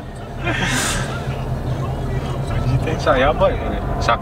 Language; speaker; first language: Japanese; non-native, learner; Sundanese